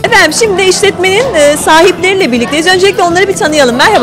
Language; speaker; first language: Turkish; native; Turkish